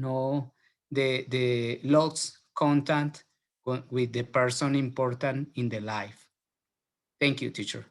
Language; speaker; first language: English; non-native, learner; Spanish